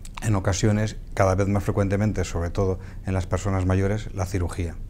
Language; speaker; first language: Spanish; native; Spanish